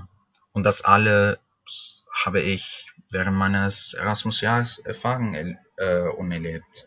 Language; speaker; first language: German; non-native, fluent; Spanish